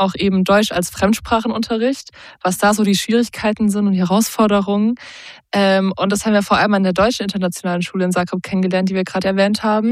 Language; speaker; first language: German; native; German